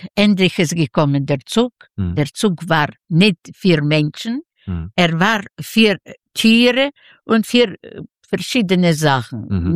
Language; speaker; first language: German; non-native, learner; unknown